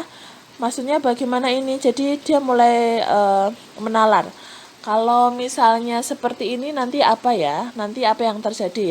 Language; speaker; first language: Indonesian; native; Indonesian